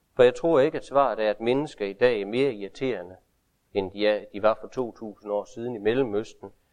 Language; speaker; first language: Danish; native; Danish